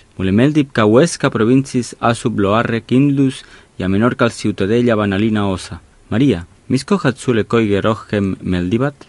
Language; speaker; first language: Estonian; non-native, fluent; Catalan